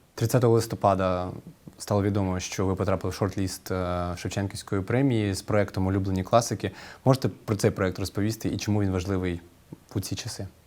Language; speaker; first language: Ukrainian; native; Ukrainian